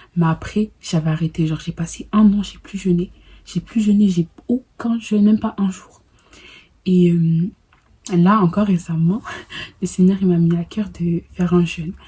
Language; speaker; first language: French; early bilingual, other home language; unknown